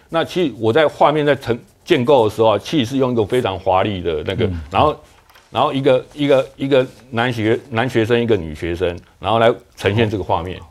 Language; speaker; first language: Chinese; native; Chinese